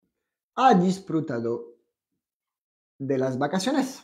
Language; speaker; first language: Spanish; non-native, fluent; French